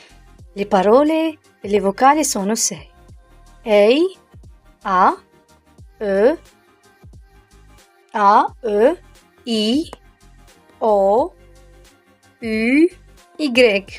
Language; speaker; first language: Italian; non-native, learner; Arabic